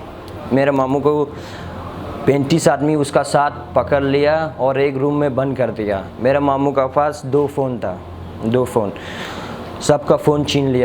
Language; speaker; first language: Hindi; non-native, learner; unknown